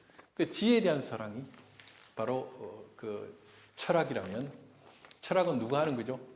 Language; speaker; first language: Korean; native; Korean